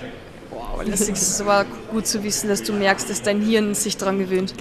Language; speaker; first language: German; native; German